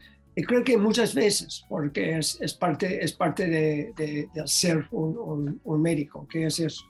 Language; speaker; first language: Spanish; non-native, learner; English